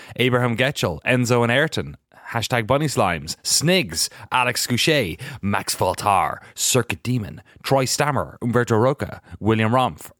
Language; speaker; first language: English; native; English